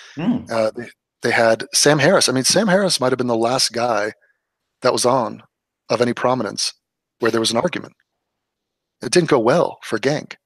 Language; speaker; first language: English; native; English